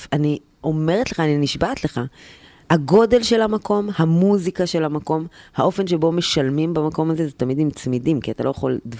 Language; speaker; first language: Hebrew; native; Hebrew